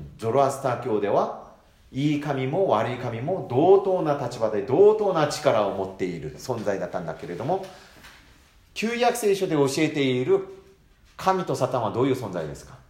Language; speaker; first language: Japanese; non-native, fluent; Korean